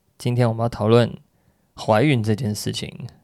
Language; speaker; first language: Chinese; native; Chinese